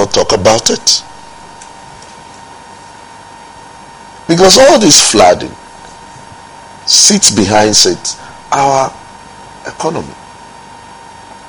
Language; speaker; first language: English; non-native, local second language; Ga